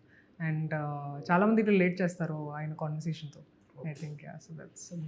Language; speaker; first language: Telugu; non-native, fluent; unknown